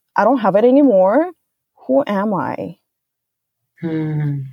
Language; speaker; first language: English; non-native, fluent; Russian